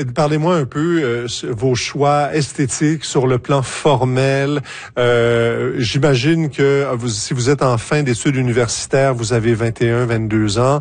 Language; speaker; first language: French; native; French